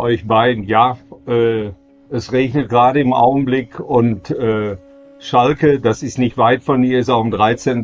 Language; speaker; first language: German; native; German